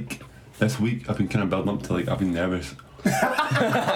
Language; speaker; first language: English; native; English